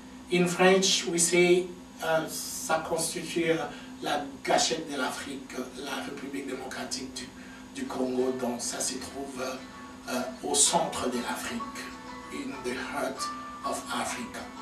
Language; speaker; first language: French; non-native, local second language; Lingala